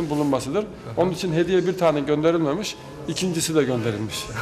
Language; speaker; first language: Turkish; native; Turkish